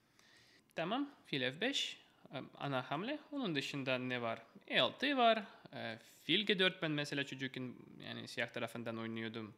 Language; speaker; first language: Turkish; non-native, fluent; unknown